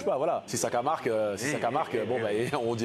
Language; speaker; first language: French; native; French